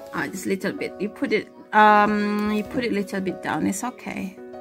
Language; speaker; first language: English; non-native, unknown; Indonesian